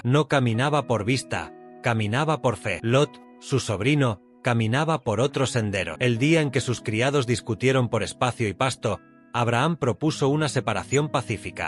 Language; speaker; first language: Spanish; native; Spanish